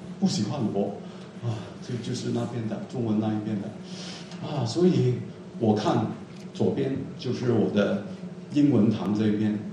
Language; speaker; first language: Chinese; non-native, local second language; Cantonese